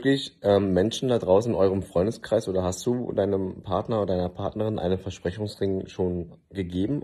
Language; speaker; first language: German; native; German